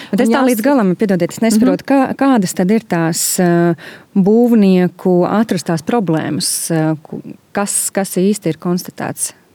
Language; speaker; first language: Latvian; native; Latvian